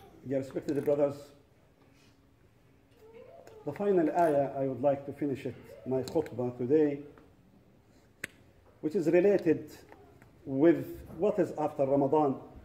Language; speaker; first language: English; non-native, fluent; Arabic